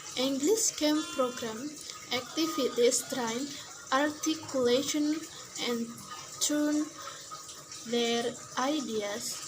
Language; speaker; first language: English; non-native, learner; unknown